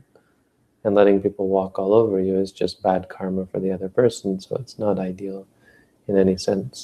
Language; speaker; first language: English; native; English